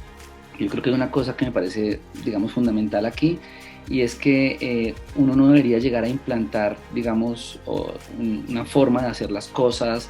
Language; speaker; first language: Spanish; native; Spanish